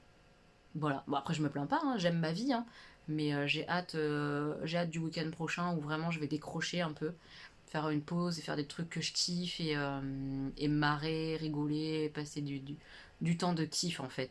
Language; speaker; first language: French; native; French